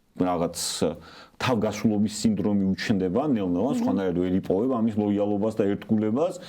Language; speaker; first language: Georgian; non-native, local second language; Svan